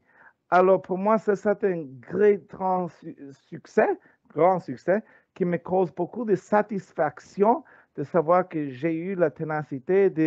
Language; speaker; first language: French; non-native, learner; English